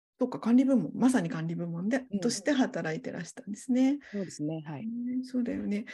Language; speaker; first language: Japanese; native; Japanese